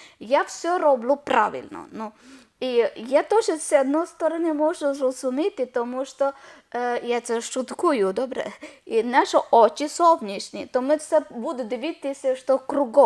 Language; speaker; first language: Ukrainian; non-native, learner; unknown